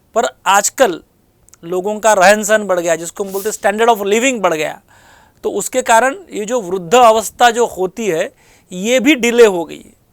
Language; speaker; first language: Hindi; non-native, local second language; Marathi